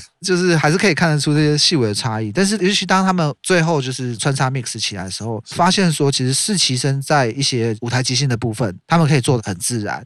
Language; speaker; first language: Chinese; native; Chinese